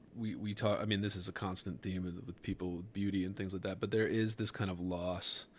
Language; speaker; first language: English; native; English